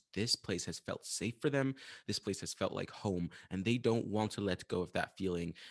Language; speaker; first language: English; non-native, fluent; Arabic